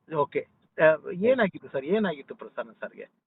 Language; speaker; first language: Kannada; native; Kannada